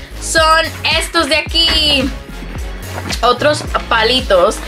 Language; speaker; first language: Spanish; native; Spanish